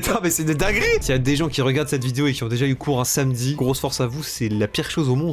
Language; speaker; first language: French; native; French